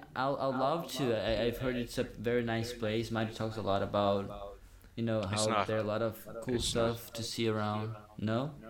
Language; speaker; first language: English; non-native, fluent; Portuguese